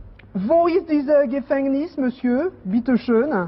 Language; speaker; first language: German; non-native, learner; French